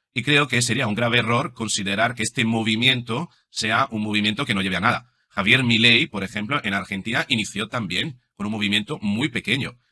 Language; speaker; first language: Spanish; non-native, fluent; Italian